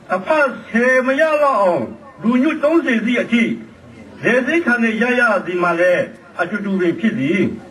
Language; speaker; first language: Burmese; non-native, local second language; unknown